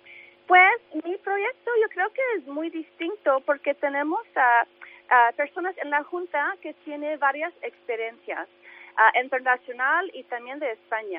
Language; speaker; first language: Spanish; early bilingual, heritage; English